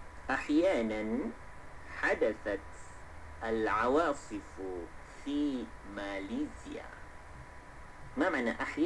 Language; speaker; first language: Arabic; non-native, fluent; Malay